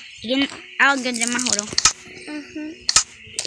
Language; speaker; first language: Spanish; native; Spanish